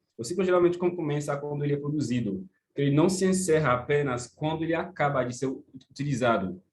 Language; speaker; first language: Portuguese; non-native, fluent; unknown